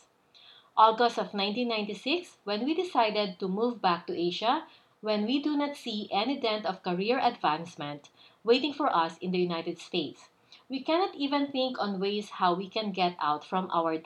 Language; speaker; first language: English; non-native, local second language; Filipino